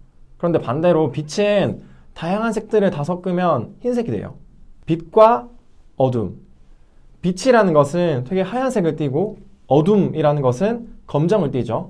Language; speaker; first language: Korean; native; Korean